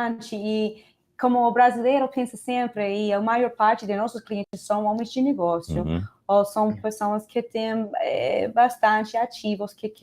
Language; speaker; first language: Portuguese; non-native, fluent; Spanish